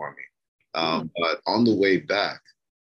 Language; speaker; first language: English; native; English